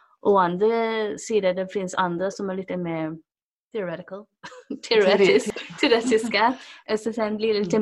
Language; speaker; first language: Swedish; non-native, fluent; English